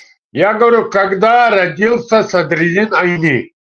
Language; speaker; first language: Russian; non-native, local second language; Tajik